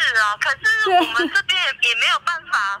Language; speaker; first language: Chinese; native; Chinese